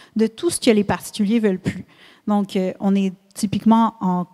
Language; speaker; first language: French; native; French